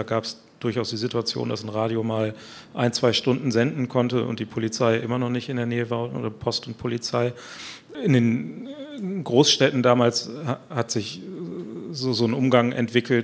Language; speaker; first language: German; native; German